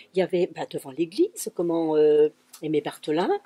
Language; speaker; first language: French; native; French